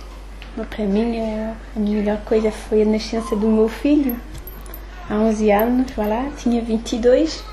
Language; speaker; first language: Portuguese; early bilingual, heritage; French